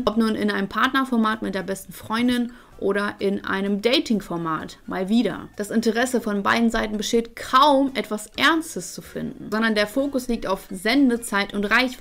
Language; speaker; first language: German; native; German